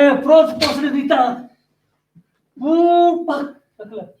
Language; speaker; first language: Czech; non-native, learner; Korean